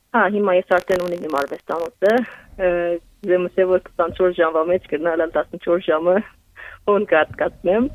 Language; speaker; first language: Armenian; early bilingual, heritage; Armenian